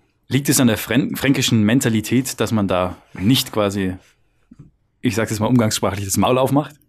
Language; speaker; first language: German; native; German